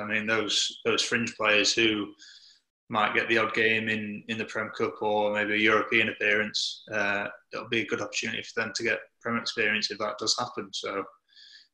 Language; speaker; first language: English; native; English